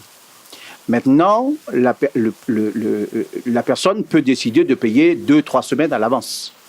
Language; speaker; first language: French; native; French